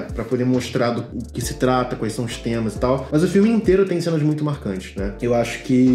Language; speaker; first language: Portuguese; native; Portuguese